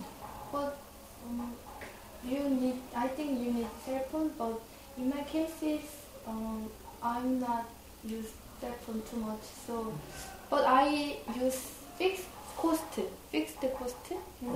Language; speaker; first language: English; non-native, learner; Korean